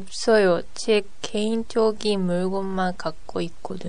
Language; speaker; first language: Korean; non-native, learner; Japanese